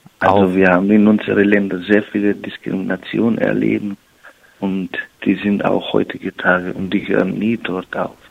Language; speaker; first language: German; non-native, learner; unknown